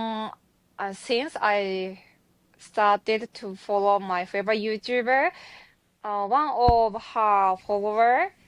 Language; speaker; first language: English; non-native, learner; Japanese